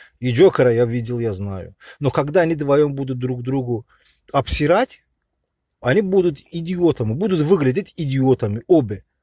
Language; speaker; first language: Russian; non-native, local second language; Azerbaijani